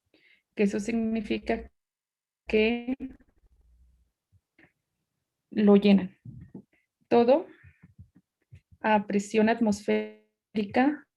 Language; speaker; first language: Spanish; native; Spanish